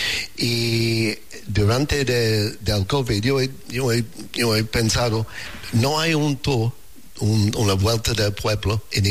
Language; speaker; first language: Spanish; non-native, learner; English